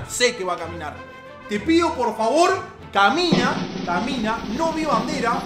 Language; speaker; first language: Spanish; native; Spanish